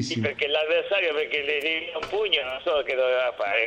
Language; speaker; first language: Italian; non-native, fluent; Spanish